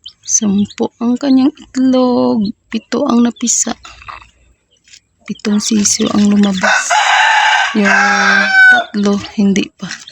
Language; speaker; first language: Filipino; non-native, local second language; Cebuano